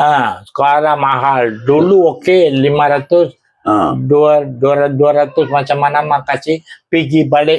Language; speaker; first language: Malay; non-native, local second language; Tamil